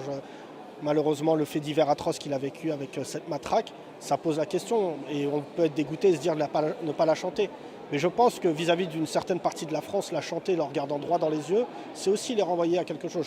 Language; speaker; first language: French; native; French